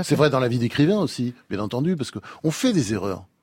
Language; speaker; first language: French; native; French